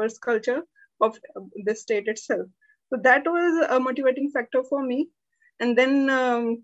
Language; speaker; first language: English; early bilingual, other home language; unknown